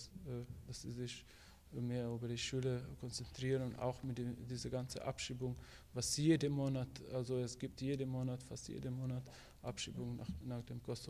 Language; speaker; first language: German; non-native, fluent; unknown